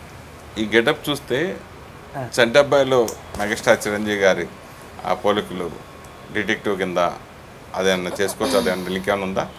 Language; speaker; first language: Telugu; native; Telugu